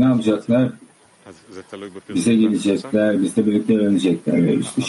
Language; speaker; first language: Turkish; native; Turkish